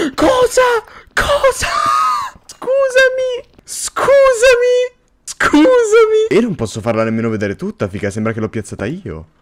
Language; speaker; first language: Italian; native; Italian